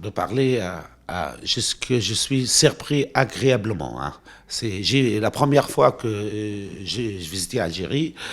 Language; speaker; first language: French; non-native, local second language; Arabic